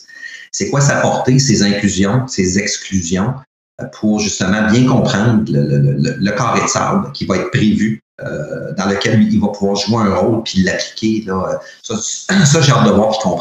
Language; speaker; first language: French; native; French